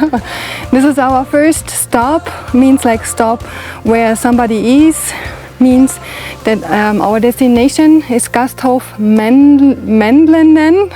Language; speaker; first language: English; non-native, learner; German